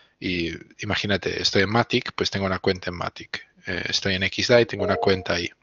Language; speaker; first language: Spanish; non-native, fluent; Italian